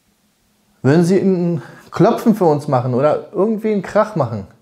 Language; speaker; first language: German; native; German